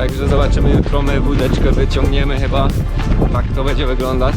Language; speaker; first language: Polish; native; Polish